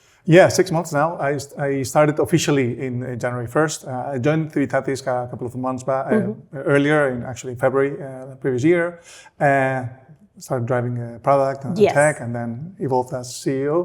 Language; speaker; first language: English; non-native, fluent; Spanish